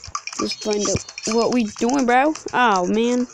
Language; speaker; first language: English; native; English